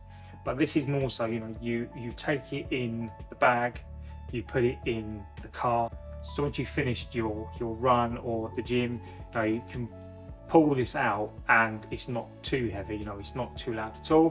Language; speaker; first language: English; native; English